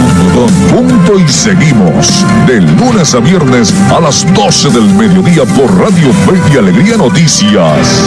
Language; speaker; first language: Spanish; native; Spanish